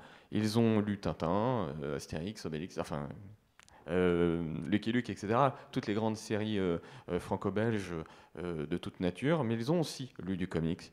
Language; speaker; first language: French; native; French